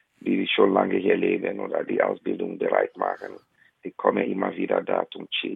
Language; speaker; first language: German; non-native, fluent; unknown